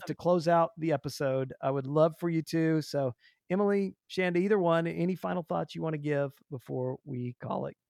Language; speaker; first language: English; native; English